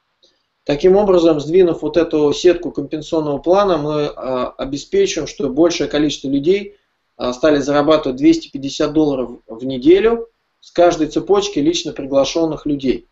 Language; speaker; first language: Russian; native; Russian